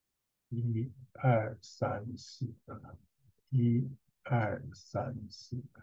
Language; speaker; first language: Chinese; native; Chinese